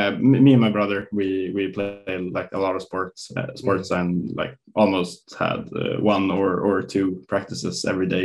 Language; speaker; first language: English; non-native, fluent; Swedish